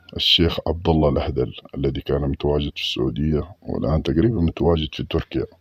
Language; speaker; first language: Arabic; native; Arabic